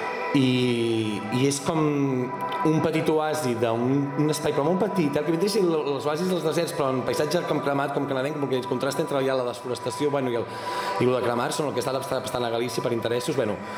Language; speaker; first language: Catalan; native; Catalan